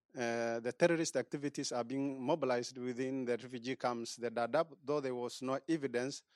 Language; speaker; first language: English; non-native, local second language; Somali